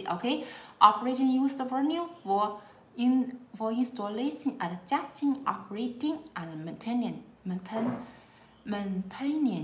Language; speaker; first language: English; non-native, learner; Chinese